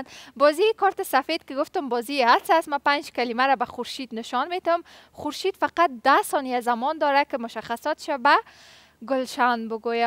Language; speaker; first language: Persian; native; Persian